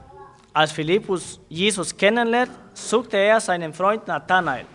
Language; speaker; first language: German; non-native, fluent; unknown